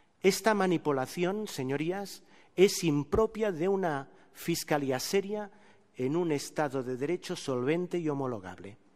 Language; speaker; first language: Spanish; non-native, local second language; Catalan